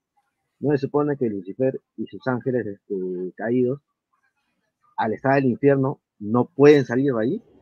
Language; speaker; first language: Spanish; native; Spanish